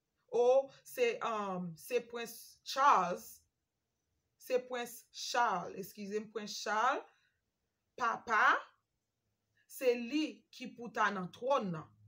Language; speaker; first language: French; non-native, learner; Haitian Creole